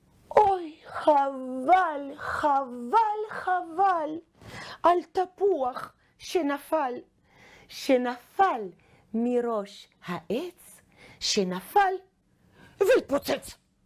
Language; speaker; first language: Hebrew; non-native, fluent; Russian